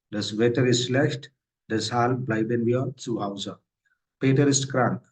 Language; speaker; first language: German; non-native, fluent; Hindi